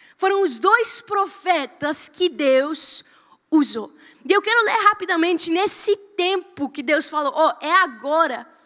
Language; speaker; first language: Portuguese; non-native, fluent; Spanish